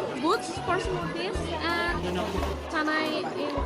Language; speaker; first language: English; non-native, learner; Indonesian